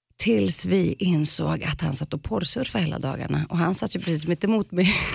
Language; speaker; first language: Swedish; early bilingual, other home language; Greek